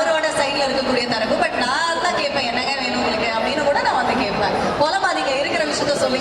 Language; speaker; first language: Tamil; native; Tamil